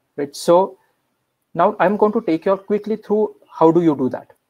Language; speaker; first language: English; non-native, local second language; Marathi